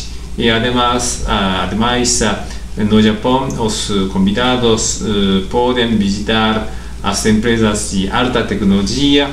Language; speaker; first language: Portuguese; non-native, learner; Japanese